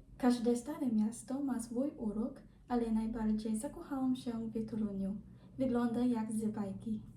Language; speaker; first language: Polish; non-native, learner; Filipino